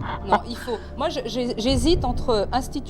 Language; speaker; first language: French; native; French